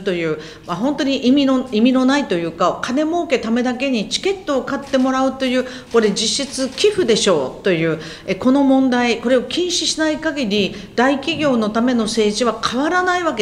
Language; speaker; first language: Japanese; native; Japanese